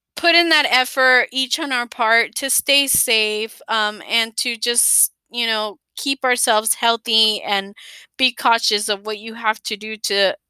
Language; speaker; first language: English; early bilingual, other home language; Spanish